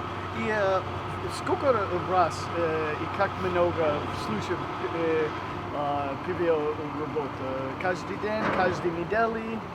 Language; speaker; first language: Russian; non-native, learner; English